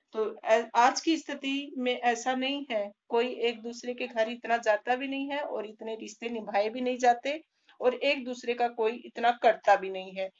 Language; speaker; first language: Hindi; native; Hindi